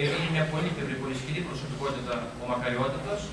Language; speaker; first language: Greek; native; Greek